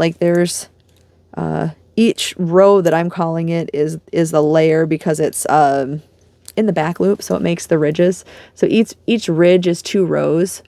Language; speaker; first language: English; native; English